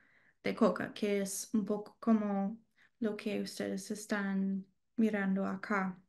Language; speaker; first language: Spanish; non-native, learner; English